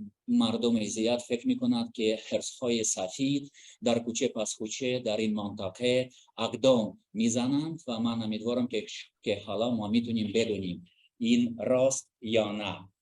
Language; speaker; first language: Persian; non-native, learner; Russian